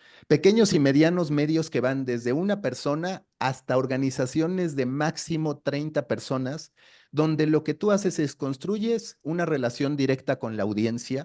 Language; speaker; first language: Spanish; native; Spanish